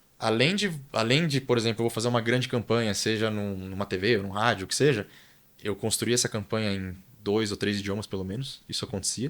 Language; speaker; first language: Portuguese; native; Portuguese